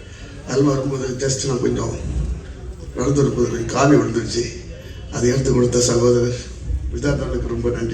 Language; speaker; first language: Tamil; native; Tamil